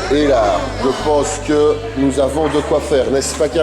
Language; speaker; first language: French; native; French